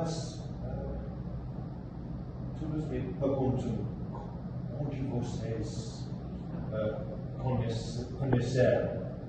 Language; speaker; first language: Portuguese; non-native, fluent; English